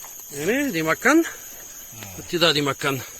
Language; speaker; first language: Indonesian; non-native, learner; German